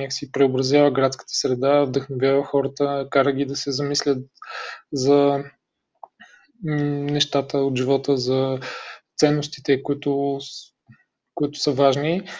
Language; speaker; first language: Bulgarian; native; Bulgarian